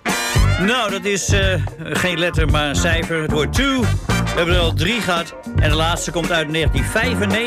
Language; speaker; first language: Dutch; native; Dutch